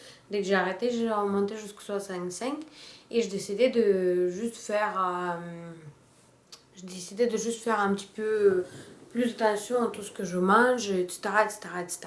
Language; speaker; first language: French; non-native, fluent; Russian